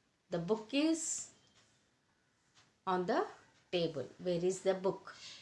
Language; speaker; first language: English; non-native, local second language; Telugu